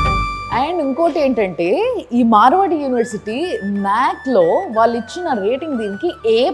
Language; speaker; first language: Telugu; native; Telugu